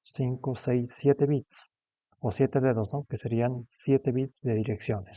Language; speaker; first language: Spanish; native; Spanish